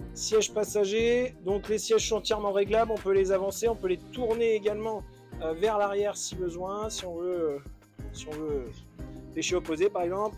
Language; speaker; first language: French; native; French